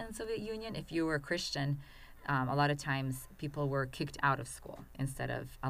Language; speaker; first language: English; non-native, fluent; Russian